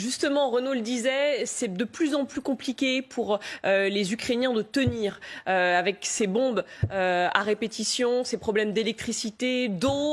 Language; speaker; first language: French; native; French